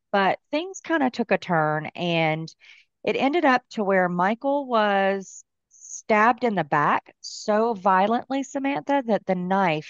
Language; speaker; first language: English; native; English